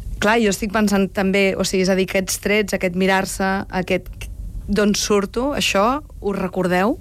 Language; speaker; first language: Catalan; native; Catalan